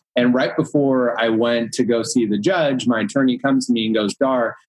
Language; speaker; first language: English; early bilingual, other home language; Hindi